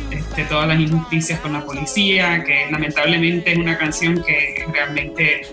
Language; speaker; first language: Spanish; early bilingual, heritage; Spanish